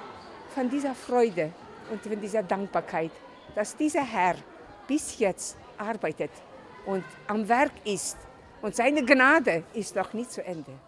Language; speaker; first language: German; non-native, fluent; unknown